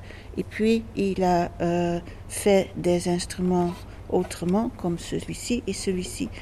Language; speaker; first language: French; non-native, learner; Dutch